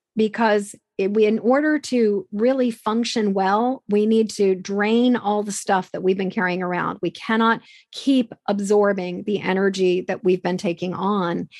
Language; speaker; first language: English; native; English